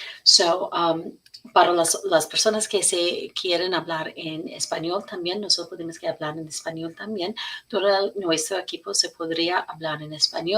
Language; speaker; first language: Spanish; non-native, learner; English